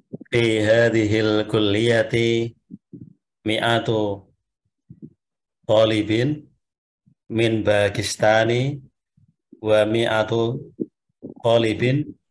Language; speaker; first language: Arabic; non-native, learner; Indonesian